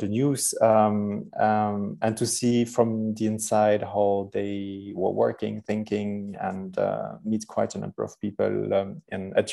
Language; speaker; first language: English; non-native, fluent; French